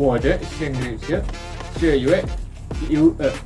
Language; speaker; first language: Chinese; non-native, learner; Malay